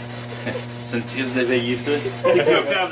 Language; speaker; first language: French; native; French